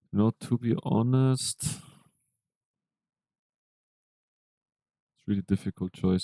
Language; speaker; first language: English; non-native, fluent; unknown